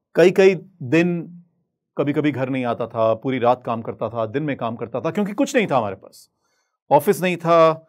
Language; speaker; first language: Hindi; native; Hindi